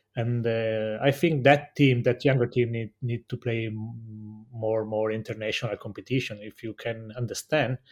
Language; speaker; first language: English; non-native, learner; Italian